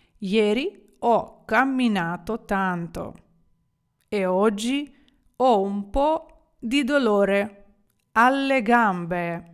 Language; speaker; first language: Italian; non-native, fluent; Ukrainian